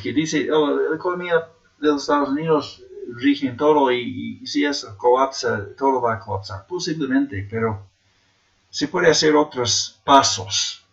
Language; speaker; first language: Spanish; non-native, fluent; English